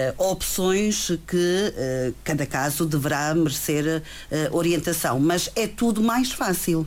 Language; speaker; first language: Portuguese; native; Portuguese